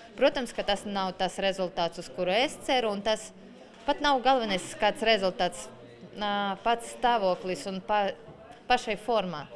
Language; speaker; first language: Latvian; non-native, local second language; Russian